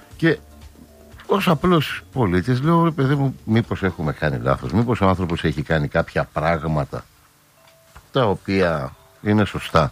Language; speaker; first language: Greek; native; Greek